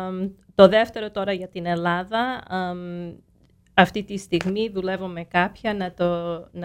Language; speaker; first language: Greek; early bilingual, heritage; Greek